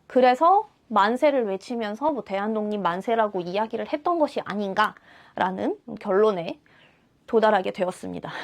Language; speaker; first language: Korean; non-native, fluent; Russian